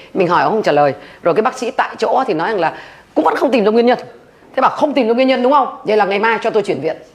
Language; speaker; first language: Vietnamese; native; Vietnamese